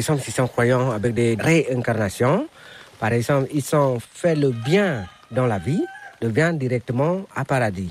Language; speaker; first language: French; non-native, learner; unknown